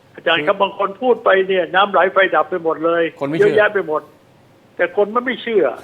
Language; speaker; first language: Thai; native; Thai